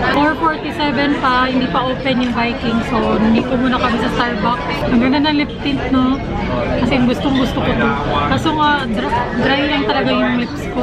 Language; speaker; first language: Filipino; non-native, local second language; Cebuano